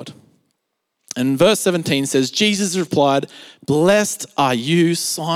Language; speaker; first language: English; native; English